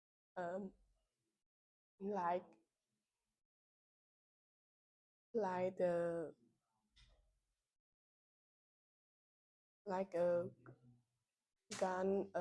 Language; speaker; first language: English; non-native, learner; Vietnamese